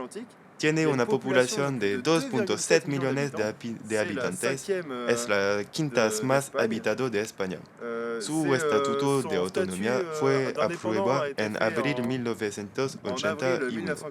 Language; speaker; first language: Spanish; non-native, learner; French